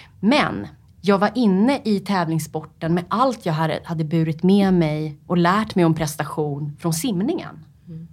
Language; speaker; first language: Swedish; native; Swedish